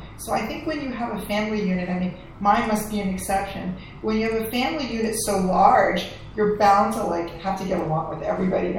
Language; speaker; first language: English; native; English